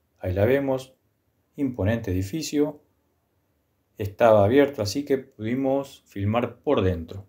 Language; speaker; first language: Spanish; native; Spanish